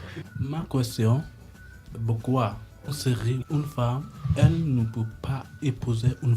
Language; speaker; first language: French; non-native, learner; Spanish